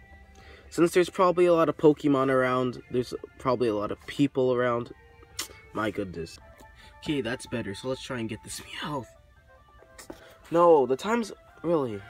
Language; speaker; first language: English; native; English